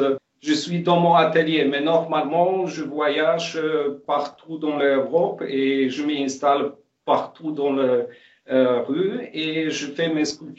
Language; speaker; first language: French; non-native, fluent; Polish